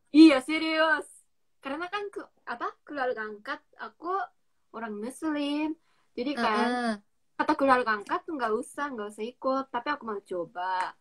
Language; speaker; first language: Indonesian; non-native, fluent; Japanese